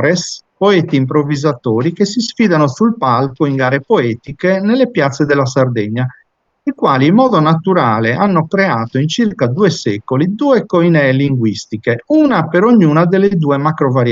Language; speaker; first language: Italian; native; Italian